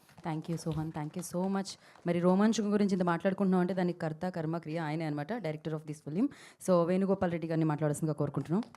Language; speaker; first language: Telugu; native; Telugu